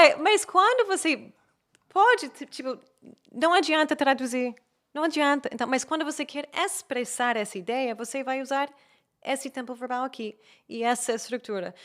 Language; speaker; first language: Portuguese; non-native, fluent; English